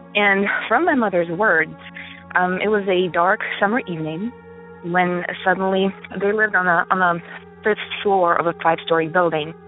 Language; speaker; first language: English; non-native, fluent; Ukrainian